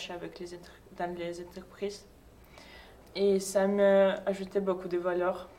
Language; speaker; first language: French; non-native, fluent; Russian